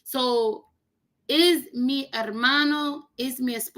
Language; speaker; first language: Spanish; non-native, learner; English